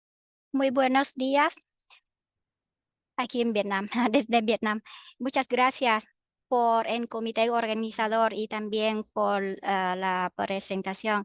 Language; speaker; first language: Spanish; non-native, fluent; Vietnamese